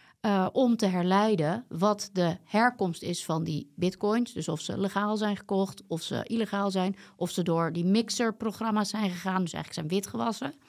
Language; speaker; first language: Dutch; native; Dutch